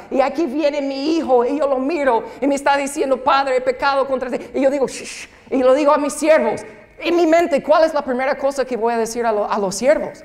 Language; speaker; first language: Spanish; non-native, fluent; English